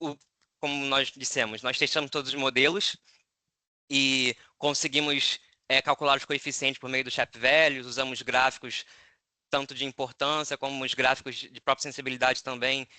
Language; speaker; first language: Portuguese; native; Portuguese